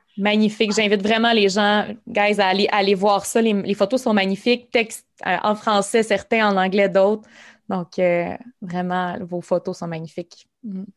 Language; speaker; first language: French; native; French